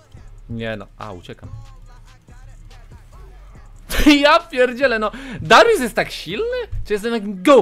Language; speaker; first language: Polish; native; Polish